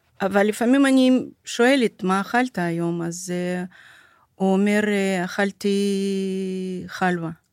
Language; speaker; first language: Hebrew; non-native, fluent; Russian